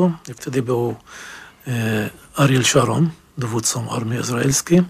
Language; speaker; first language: Polish; non-native, fluent; Arabic